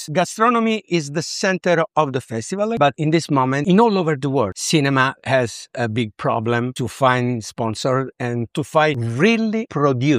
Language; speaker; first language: English; non-native, learner; Italian